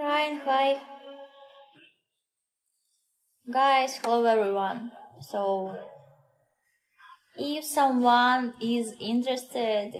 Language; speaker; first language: English; non-native, learner; Russian